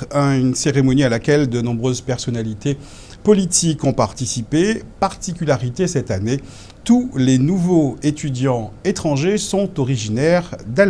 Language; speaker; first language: French; native; French